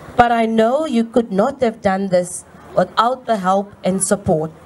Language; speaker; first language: English; non-native, local second language; Afrikaans